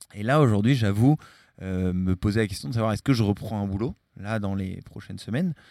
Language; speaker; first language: French; native; French